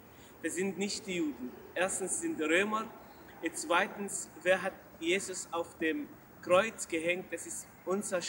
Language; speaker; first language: German; non-native, learner; Arabic